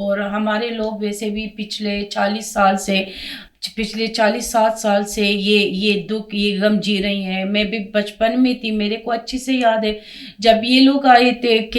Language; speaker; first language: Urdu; non-native, fluent; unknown